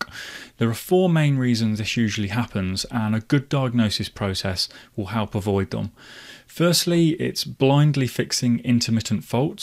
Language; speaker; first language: English; native; English